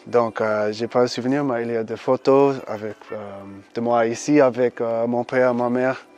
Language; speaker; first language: French; early bilingual, heritage; English